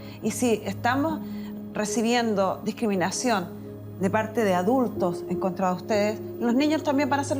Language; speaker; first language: Spanish; native; Spanish